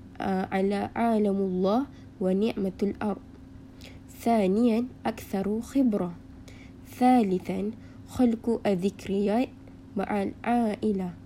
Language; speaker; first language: Arabic; non-native, learner; Malay